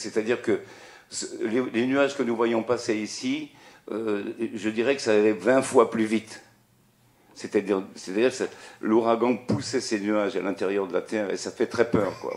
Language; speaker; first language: French; native; French